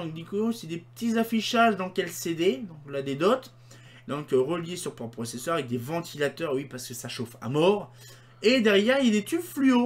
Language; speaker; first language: French; native; French